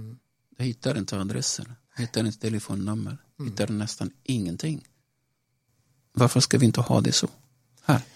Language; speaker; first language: Swedish; non-native, fluent; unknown